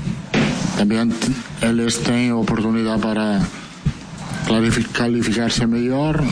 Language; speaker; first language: Portuguese; non-native, fluent; Italian